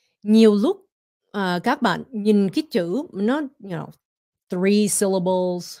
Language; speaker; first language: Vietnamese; early bilingual, heritage; Vietnamese